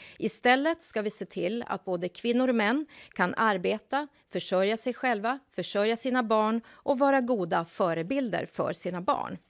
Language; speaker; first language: Swedish; native; Swedish